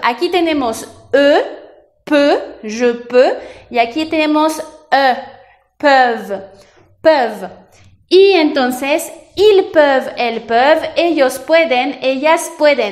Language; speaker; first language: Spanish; non-native, fluent; French